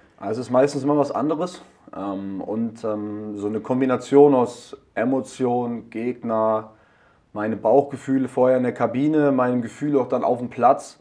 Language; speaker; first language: German; native; German